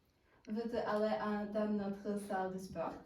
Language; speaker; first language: French; non-native, learner; Czech